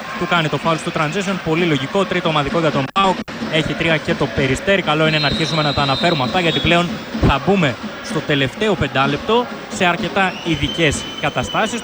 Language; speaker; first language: Greek; native; Greek